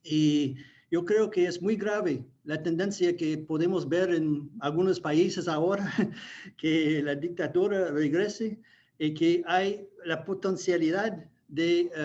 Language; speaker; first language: Spanish; non-native, fluent; English